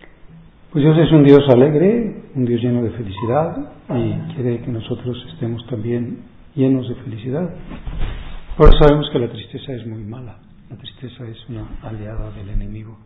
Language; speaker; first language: Spanish; native; Spanish